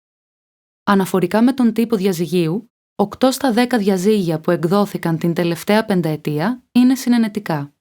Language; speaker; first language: Greek; native; Greek